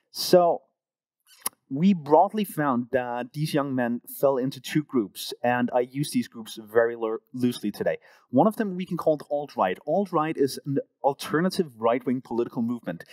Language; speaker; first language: English; non-native, fluent; Danish